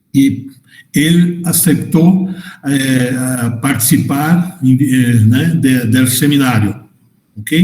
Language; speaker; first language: Spanish; non-native, fluent; Portuguese